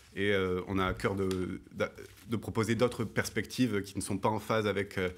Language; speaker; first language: French; native; French